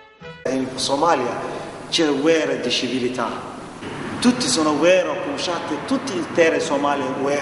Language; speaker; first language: Italian; non-native, learner; Somali